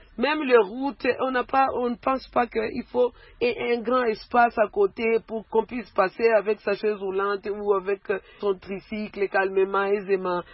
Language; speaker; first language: French; non-native, local second language; Swahili